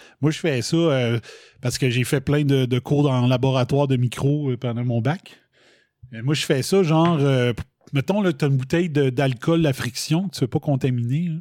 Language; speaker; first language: French; native; French